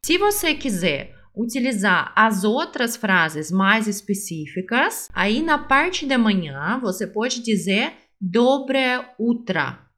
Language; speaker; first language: Portuguese; non-native, fluent; Russian